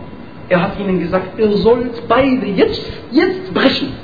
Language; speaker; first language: German; non-native, fluent; Arabic